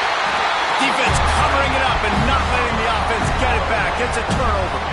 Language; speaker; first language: English; native; English